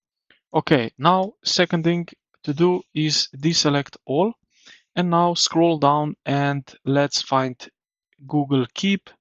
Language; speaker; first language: English; non-native, fluent; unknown